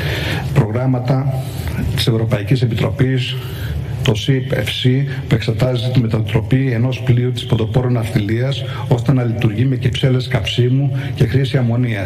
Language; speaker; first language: Greek; native; Greek